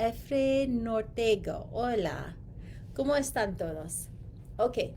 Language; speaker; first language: Spanish; non-native, learner; English